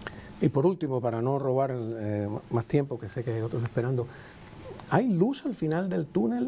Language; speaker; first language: Spanish; native; Spanish